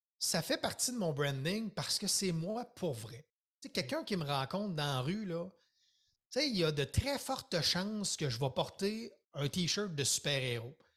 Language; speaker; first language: French; native; French